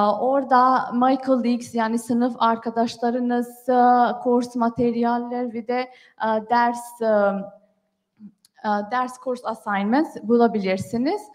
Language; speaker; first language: Turkish; non-native, fluent; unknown